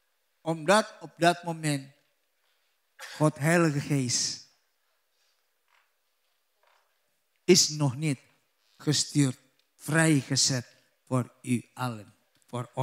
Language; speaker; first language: Dutch; non-native, learner; Indonesian